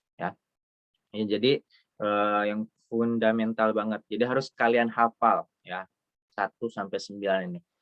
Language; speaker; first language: Indonesian; native; Indonesian